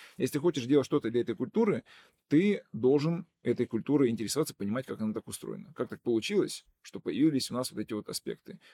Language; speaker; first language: Russian; non-native, local second language; Udmurt